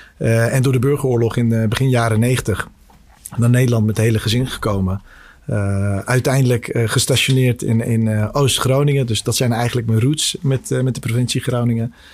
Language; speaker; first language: Dutch; early bilingual, other home language; Albanian